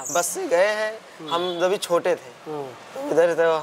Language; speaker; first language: Hindi; native; Hindi